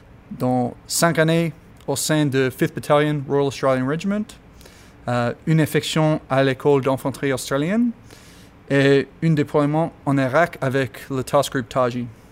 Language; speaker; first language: French; non-native, learner; English